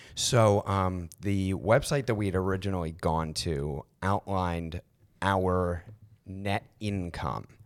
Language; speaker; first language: English; native; English